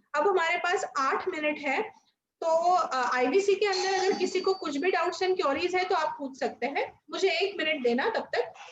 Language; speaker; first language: Hindi; non-native, local second language; Marathi